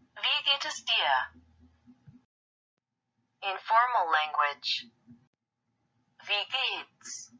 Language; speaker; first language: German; non-native, learner; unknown